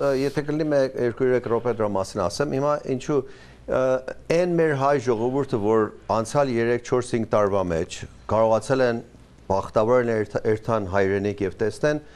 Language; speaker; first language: Armenian; early bilingual, heritage; Armenian